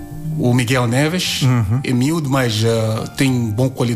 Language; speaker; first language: Portuguese; non-native, learner; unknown